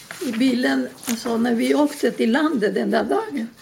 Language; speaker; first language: Swedish; non-native, learner; Spanish